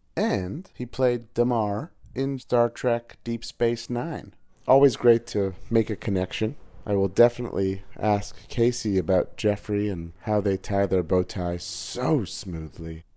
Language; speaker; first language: English; native; English